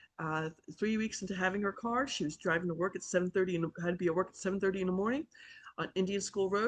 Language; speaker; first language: English; native; English